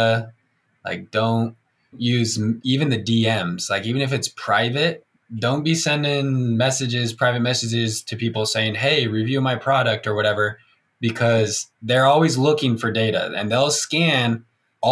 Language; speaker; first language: English; native; English